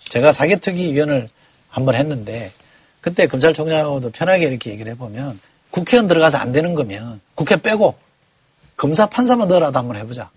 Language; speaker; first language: Korean; native; Korean